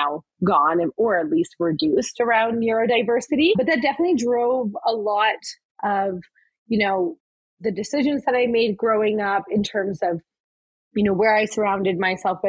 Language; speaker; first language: English; native; English